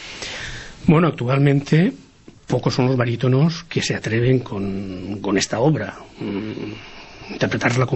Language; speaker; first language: Spanish; native; Spanish